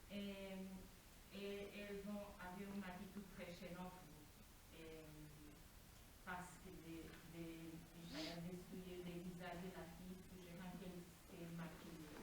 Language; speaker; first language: French; non-native, learner; Portuguese